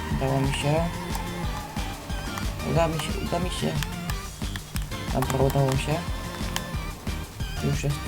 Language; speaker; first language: Polish; native; Polish